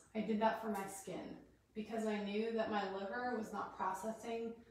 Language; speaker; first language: English; native; English